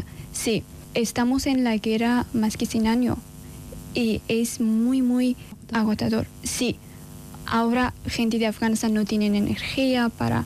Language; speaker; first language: Spanish; non-native, learner; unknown